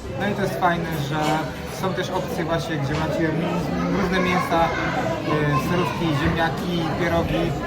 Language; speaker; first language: Polish; native; Polish